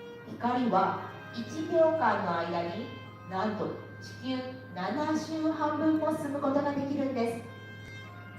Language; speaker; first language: Japanese; native; Japanese